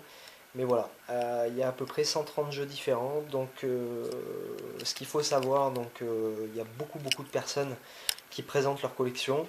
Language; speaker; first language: French; native; French